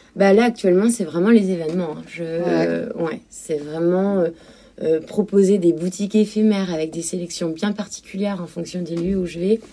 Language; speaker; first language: French; native; French